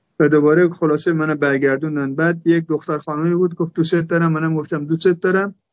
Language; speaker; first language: Persian; non-native, local second language; Turkmen